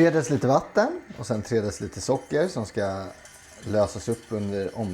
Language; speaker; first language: Swedish; native; Swedish